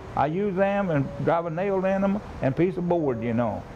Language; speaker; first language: English; native; English